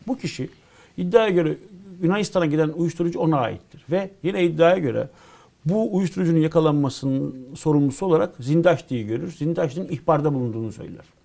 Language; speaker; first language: Turkish; native; Turkish